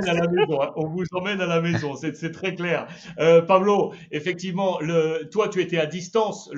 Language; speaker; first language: French; native; French